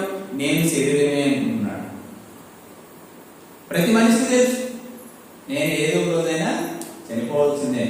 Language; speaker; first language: Telugu; native; Telugu